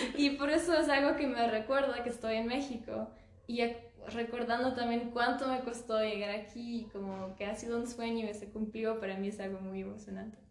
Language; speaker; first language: Spanish; early bilingual, heritage; Spanish